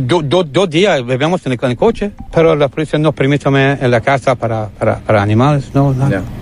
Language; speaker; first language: Spanish; non-native, learner; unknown